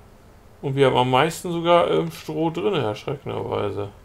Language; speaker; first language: German; native; German